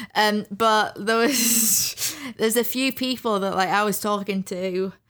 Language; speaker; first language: English; native; English